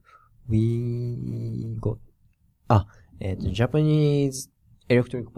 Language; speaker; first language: English; non-native, learner; Japanese